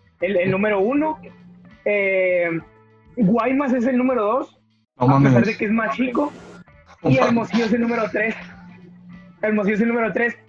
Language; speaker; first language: Spanish; native; Spanish